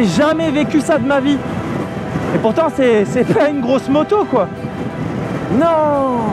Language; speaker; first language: French; native; French